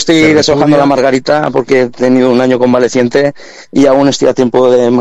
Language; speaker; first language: Spanish; native; Spanish